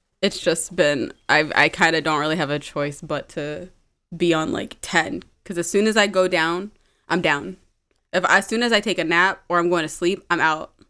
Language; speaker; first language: English; early bilingual, other home language; Amharic